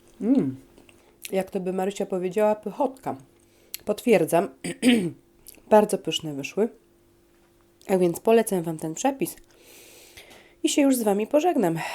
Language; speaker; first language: Polish; native; Polish